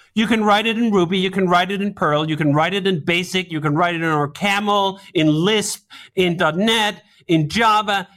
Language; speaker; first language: English; non-native, fluent; Danish